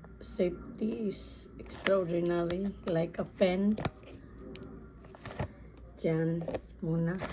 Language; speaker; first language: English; non-native, local second language; Filipino